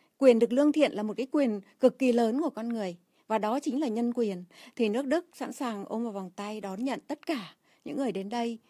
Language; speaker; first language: Vietnamese; native; Vietnamese